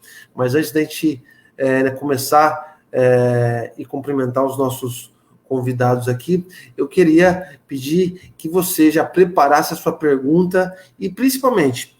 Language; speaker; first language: Portuguese; native; Portuguese